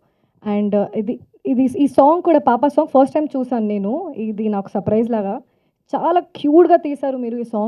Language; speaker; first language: Telugu; non-native, fluent; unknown